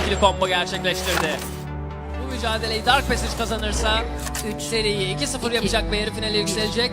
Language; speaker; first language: Turkish; native; Turkish